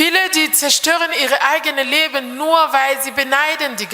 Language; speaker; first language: German; non-native, fluent; French